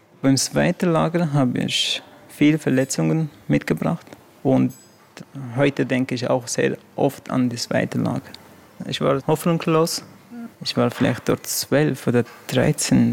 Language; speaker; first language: German; non-native, fluent; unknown